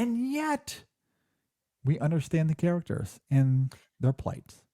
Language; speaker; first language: English; native; English